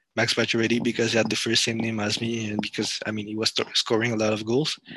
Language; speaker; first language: English; non-native, fluent; French